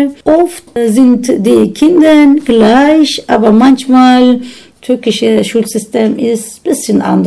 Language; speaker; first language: German; non-native, learner; Turkish